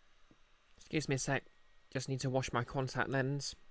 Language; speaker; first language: English; native; English